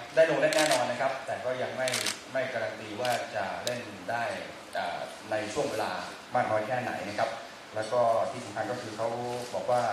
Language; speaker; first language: Thai; native; Thai